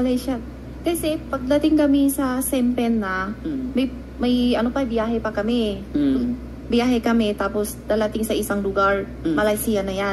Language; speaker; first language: Filipino; non-native, learner; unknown